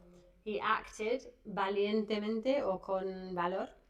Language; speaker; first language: Spanish; non-native, fluent; English